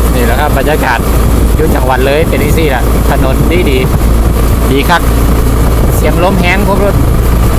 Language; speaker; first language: Thai; native; Thai